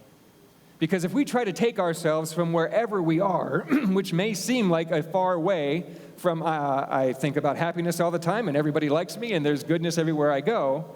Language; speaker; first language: English; native; English